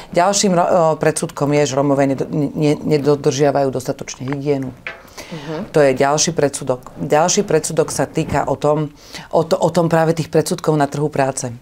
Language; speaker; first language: Slovak; native; Slovak